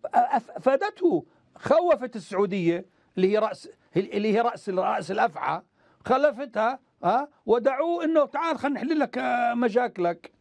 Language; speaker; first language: Arabic; native; Arabic